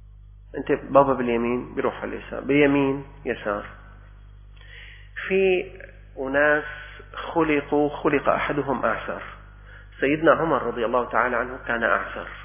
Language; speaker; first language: Arabic; native; Arabic